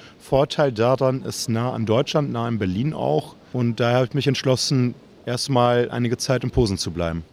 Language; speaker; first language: German; native; German